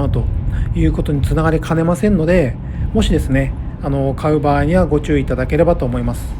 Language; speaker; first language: Japanese; native; Japanese